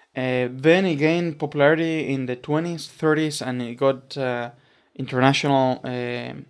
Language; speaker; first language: English; non-native, fluent; Spanish